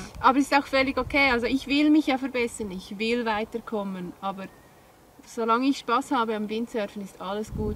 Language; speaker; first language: German; native; German